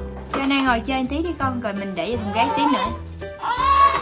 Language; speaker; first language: Vietnamese; native; Vietnamese